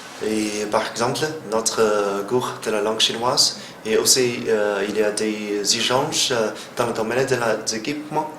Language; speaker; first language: French; non-native, fluent; Chinese